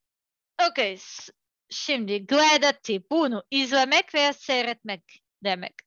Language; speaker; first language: Turkish; non-native, learner; Serbian